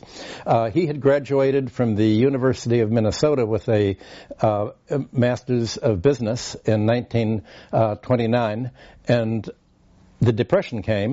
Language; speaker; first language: English; native; English